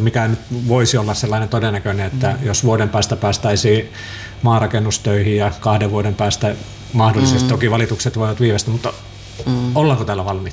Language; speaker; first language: Finnish; native; Finnish